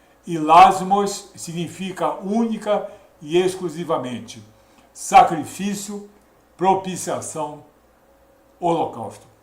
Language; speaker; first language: Portuguese; native; Portuguese